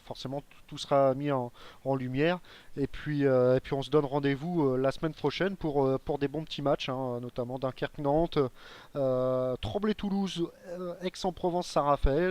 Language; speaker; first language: French; native; French